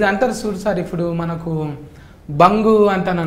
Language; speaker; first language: Telugu; native; Telugu